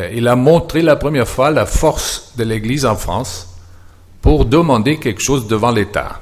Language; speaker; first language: French; non-native, fluent; German